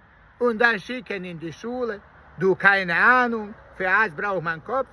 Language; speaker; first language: German; non-native, learner; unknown